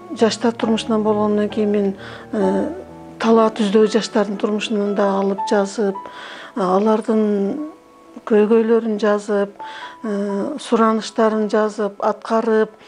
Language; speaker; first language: Kyrgyz; native; Kyrgyz